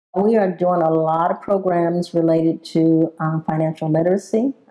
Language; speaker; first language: English; native; English